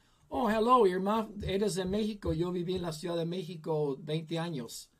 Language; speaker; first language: Spanish; non-native, fluent; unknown